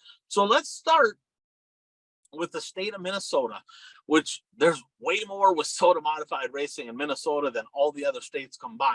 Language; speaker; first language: English; native; English